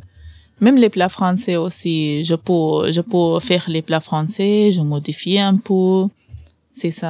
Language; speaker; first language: French; non-native, learner; Arabic